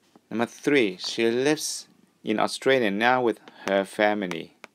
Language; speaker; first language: English; non-native, local second language; Cantonese